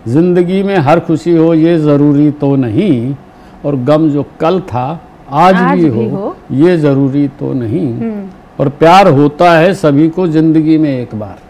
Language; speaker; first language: Hindi; native; Hindi